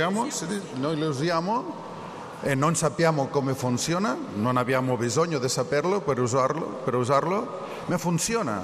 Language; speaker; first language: Italian; non-native, learner; Catalan